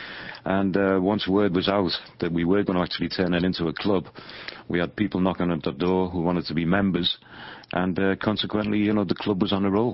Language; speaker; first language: English; native; English